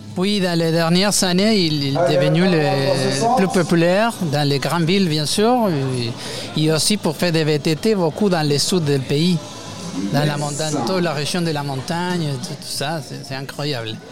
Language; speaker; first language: French; non-native, learner; Spanish